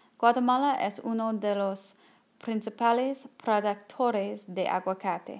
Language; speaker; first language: Spanish; non-native, learner; English